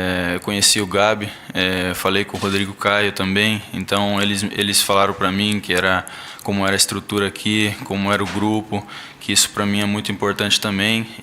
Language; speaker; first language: Portuguese; early bilingual, heritage; Portuguese